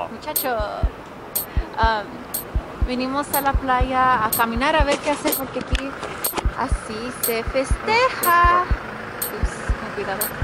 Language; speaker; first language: Spanish; early bilingual, heritage; Spanish